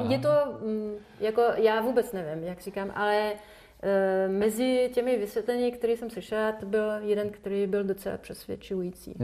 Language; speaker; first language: Czech; non-native, fluent; French